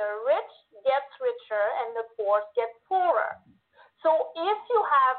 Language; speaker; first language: English; non-native, fluent; French